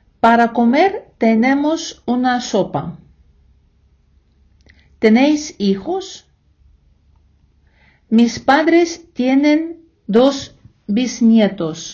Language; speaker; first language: Spanish; non-native, fluent; Ukrainian